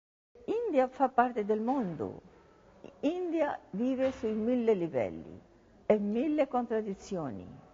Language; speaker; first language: Italian; non-native, learner; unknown